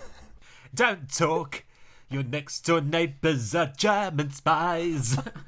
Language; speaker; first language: English; native; English